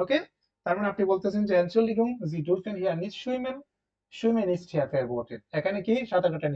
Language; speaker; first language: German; non-native, fluent; Bangla